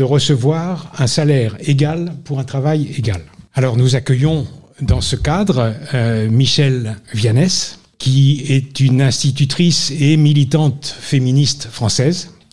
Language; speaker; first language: French; native; French